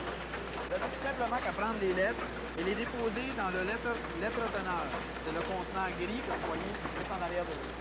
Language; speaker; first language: French; native; French